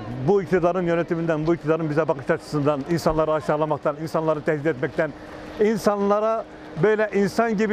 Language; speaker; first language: Turkish; native; Turkish